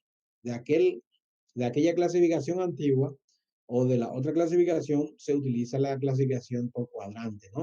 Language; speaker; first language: Spanish; native; Spanish